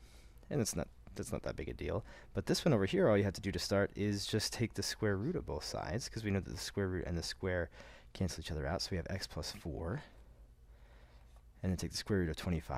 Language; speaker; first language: English; native; English